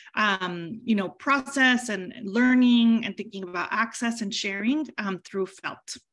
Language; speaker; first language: English; early bilingual, other home language; Spanish